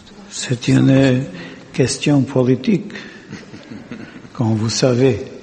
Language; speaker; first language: French; non-native, fluent; Portuguese